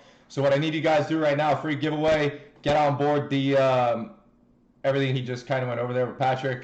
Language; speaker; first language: English; native; English